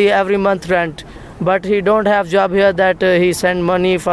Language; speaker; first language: English; non-native, learner; Punjabi